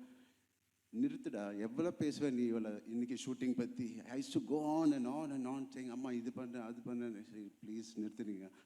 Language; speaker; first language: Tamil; non-native, local second language; Telugu